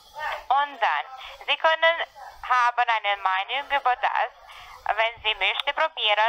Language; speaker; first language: German; non-native, learner; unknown